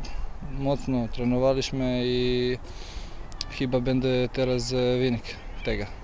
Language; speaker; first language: Polish; non-native, learner; Croatian